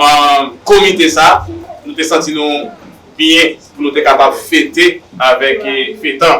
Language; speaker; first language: French; non-native, learner; Haitian Creole